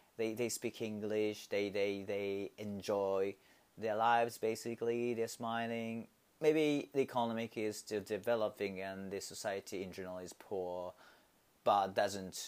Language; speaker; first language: English; non-native, learner; Japanese